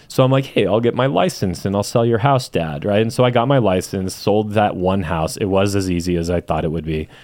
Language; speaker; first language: English; native; English